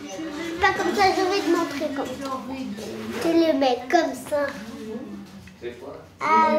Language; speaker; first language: French; early bilingual, other home language; Persian